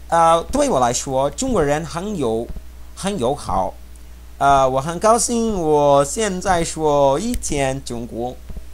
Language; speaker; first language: Chinese; non-native, learner; Portuguese